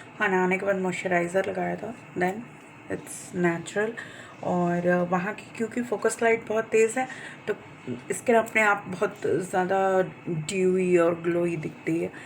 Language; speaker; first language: Hindi; non-native, local second language; Bangla